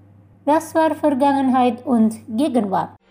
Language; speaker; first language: German; non-native, fluent; Indonesian